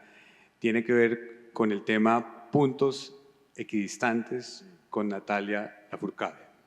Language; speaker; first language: Spanish; native; Spanish